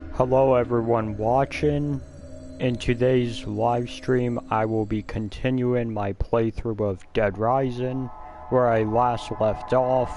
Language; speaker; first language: English; native; English